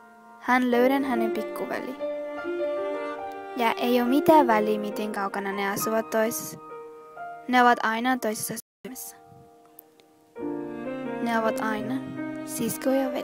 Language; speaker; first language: Finnish; non-native, learner; Spanish